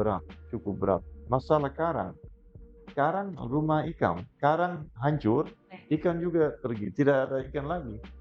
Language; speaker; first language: Indonesian; non-native, fluent; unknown